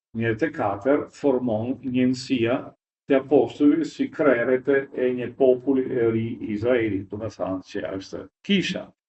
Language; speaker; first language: Albanian; non-native, fluent; Italian